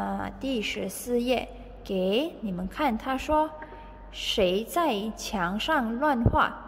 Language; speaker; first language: Chinese; non-native, fluent; Indonesian